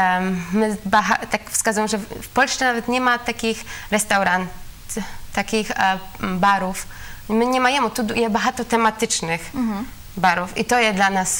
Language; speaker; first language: Ukrainian; non-native, learner; Polish